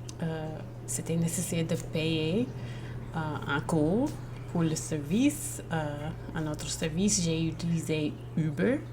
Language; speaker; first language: French; non-native, learner; English